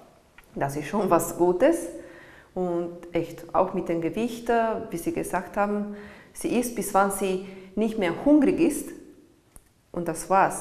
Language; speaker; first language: German; non-native, learner; Italian